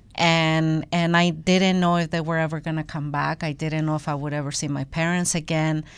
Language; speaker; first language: English; non-native, fluent; Spanish